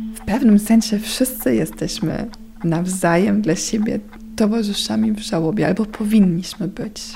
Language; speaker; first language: Polish; non-native, fluent; German